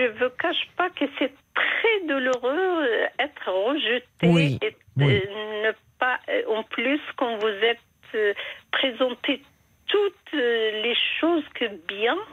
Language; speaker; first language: French; non-native, fluent; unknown